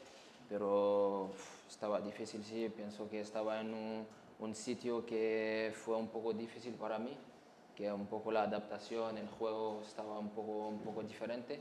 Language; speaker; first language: Spanish; non-native, fluent; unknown